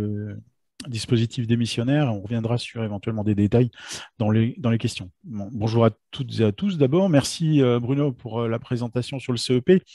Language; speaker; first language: French; native; French